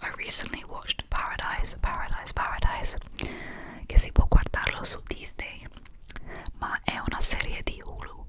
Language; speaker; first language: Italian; non-native, fluent; English